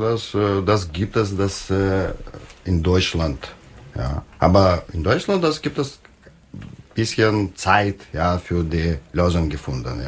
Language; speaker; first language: German; non-native, learner; Russian